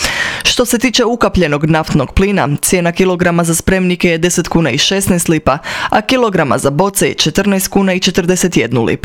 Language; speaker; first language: Croatian; native; Croatian